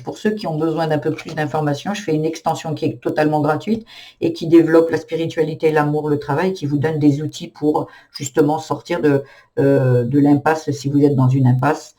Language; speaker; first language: French; native; French